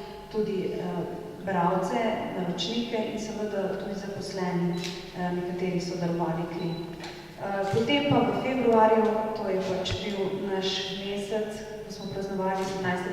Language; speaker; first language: Slovenian; native; Slovenian